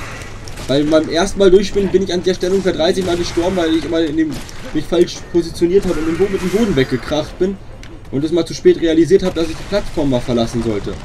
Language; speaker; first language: German; native; German